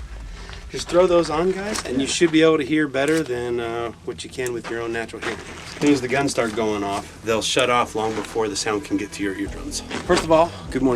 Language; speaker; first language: English; native; English